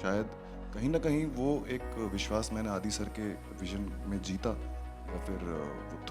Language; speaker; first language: Hindi; native; Hindi